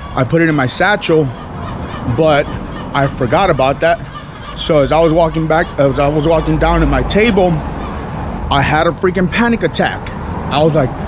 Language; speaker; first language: English; native; English